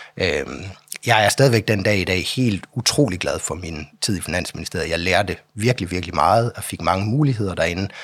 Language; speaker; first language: Danish; native; Danish